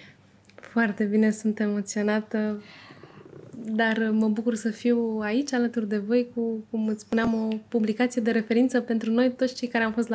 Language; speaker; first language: Romanian; native; Romanian